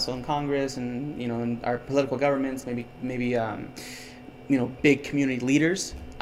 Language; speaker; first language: English; early bilingual, other home language; Spanish